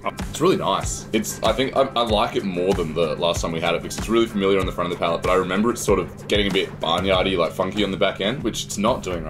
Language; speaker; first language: English; native; English